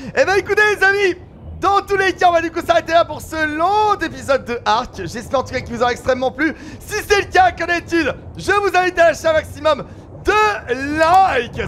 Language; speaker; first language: French; native; French